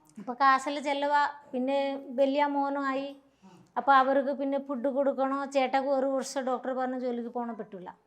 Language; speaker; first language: Malayalam; non-native, local second language; Odia